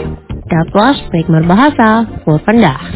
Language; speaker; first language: Dutch; non-native, learner; Indonesian